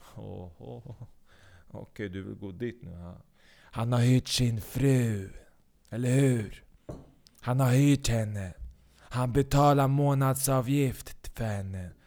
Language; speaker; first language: Swedish; early bilingual, other home language; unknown